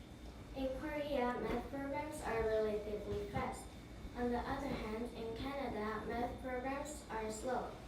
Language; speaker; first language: English; non-native, learner; Korean